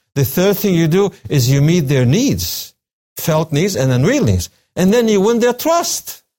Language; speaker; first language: English; non-native, fluent; Arabic